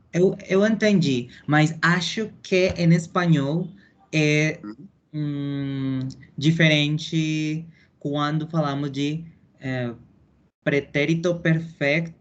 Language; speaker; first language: Portuguese; non-native, learner; Spanish